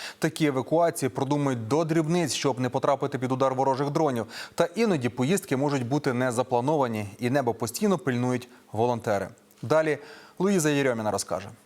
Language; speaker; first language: Ukrainian; native; Ukrainian